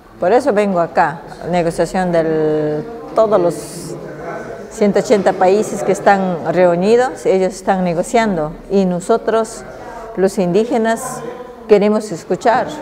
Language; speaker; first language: Spanish; non-native, local second language; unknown